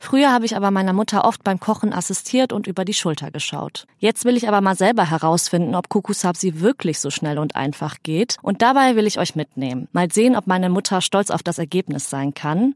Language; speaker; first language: German; native; German